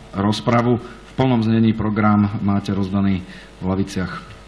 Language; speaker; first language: Slovak; native; Slovak